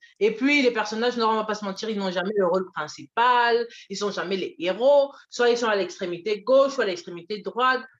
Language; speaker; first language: French; early bilingual, other home language; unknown